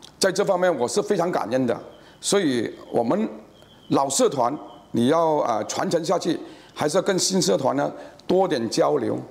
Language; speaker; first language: Chinese; native; Chinese